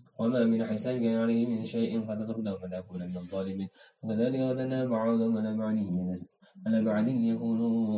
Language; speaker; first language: Arabic; non-native, learner; Indonesian